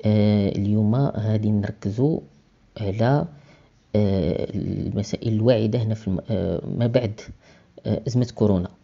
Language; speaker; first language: Arabic; native; Arabic